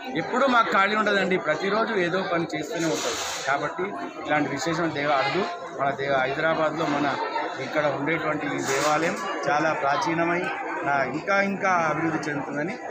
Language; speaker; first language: Telugu; native; Telugu